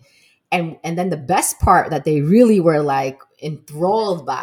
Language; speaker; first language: English; native; English